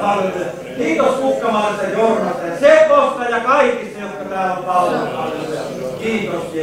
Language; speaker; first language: Finnish; native; Finnish